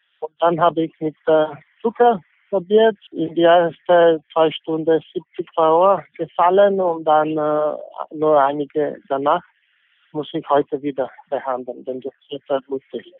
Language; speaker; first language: German; non-native, learner; English